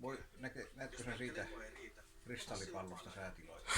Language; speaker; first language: Finnish; native; Finnish